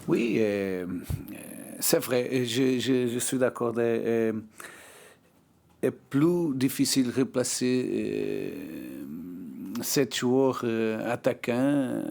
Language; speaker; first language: French; non-native, learner; Portuguese